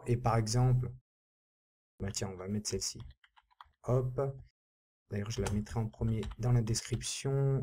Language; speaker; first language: French; native; French